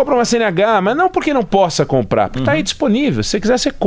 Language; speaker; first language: Portuguese; native; Portuguese